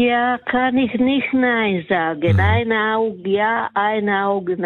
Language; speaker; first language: German; non-native, learner; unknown